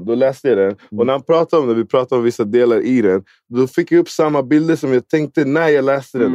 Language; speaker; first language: Swedish; native; Swedish